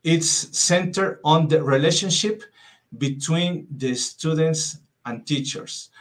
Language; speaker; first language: English; non-native, fluent; Spanish